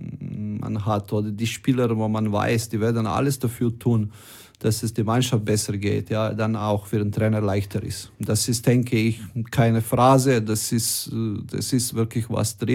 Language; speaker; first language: German; non-native, fluent; Croatian